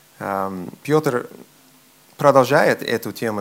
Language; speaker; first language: Russian; non-native, fluent; English